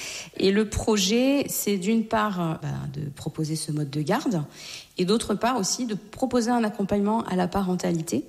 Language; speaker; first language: French; native; French